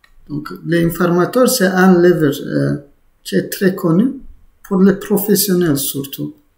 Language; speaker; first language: French; non-native, fluent; Azerbaijani